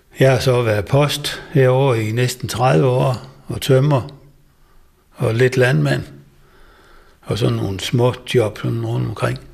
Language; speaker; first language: Danish; native; Danish